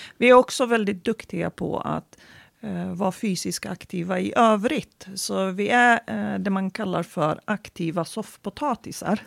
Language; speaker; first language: Swedish; non-native, fluent; Arabic